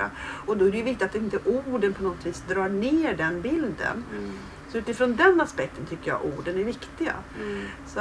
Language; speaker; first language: Swedish; native; Swedish